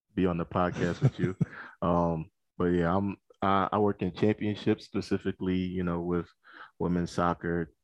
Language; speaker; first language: English; native; English